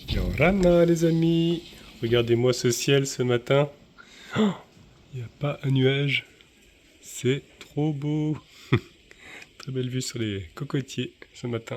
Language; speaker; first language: French; native; French